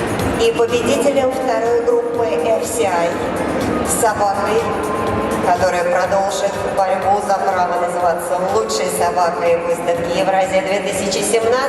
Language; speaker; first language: Russian; native; Russian